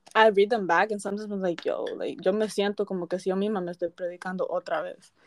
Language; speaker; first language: Spanish; early bilingual, heritage; Spanish